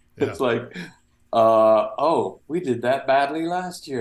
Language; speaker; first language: English; native; English